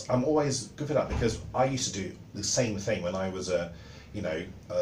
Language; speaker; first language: English; native; English